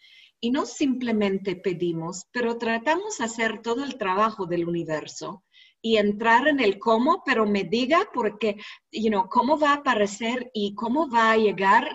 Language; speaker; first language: Spanish; non-native, learner; English